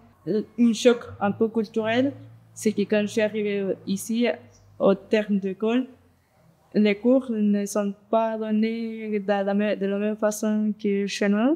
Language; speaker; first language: French; non-native, fluent; Spanish